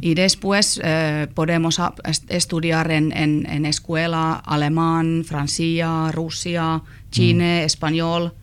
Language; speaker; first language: Spanish; non-native, learner; Finnish